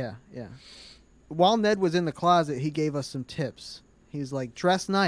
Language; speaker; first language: English; native; English